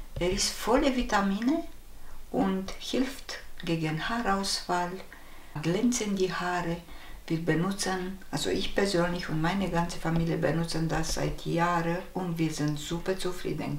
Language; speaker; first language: German; non-native, fluent; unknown